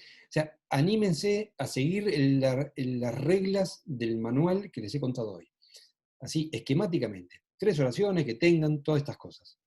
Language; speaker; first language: Spanish; native; Spanish